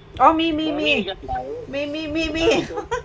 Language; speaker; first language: Thai; non-native, local second language; Lao